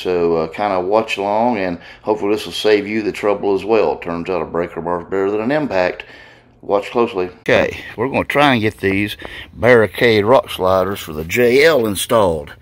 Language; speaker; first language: English; native; English